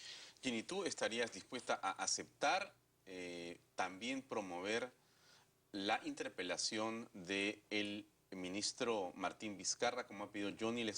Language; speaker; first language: Spanish; native; Spanish